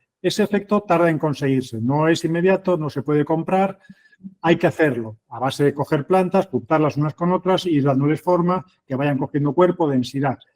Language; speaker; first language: Spanish; native; Spanish